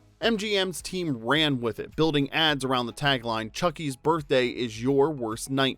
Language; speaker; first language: English; native; English